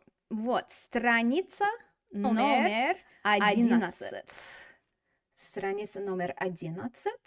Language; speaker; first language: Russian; non-native, fluent; English